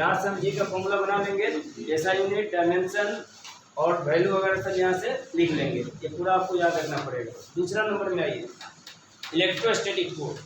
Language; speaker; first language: Hindi; native; Hindi